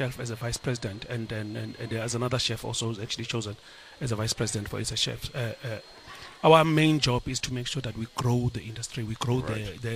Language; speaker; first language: English; non-native, local second language; Xhosa